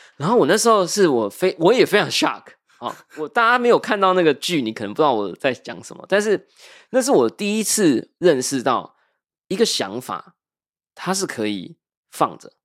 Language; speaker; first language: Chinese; native; Chinese